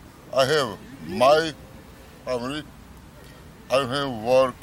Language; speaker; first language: English; non-native, learner; Romany